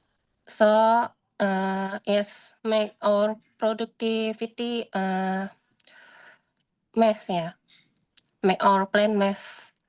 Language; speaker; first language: English; non-native, learner; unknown